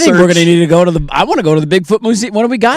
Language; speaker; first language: English; native; English